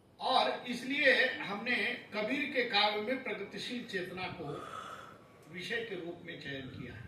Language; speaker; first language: Hindi; non-native, local second language; Marathi